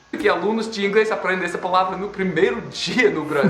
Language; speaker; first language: Portuguese; non-native, fluent; English